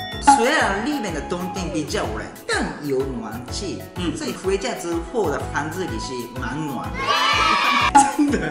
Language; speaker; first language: Chinese; non-native, fluent; Japanese